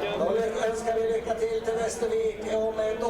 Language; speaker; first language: Swedish; native; Swedish